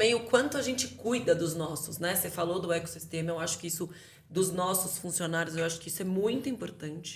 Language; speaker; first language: Portuguese; native; Portuguese